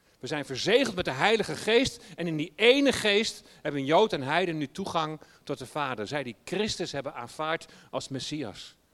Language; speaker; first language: Dutch; native; Dutch